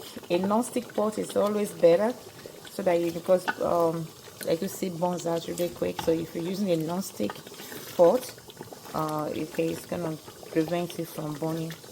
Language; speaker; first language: English; non-native, local second language; Yoruba